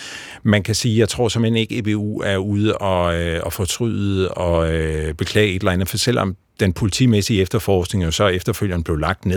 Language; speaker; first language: Danish; native; Danish